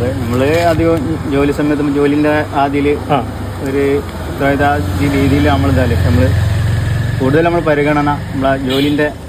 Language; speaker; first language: Malayalam; non-native, learner; Bangla